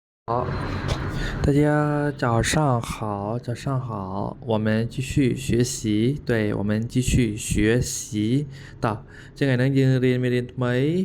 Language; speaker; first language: Chinese; non-native, fluent; Khmer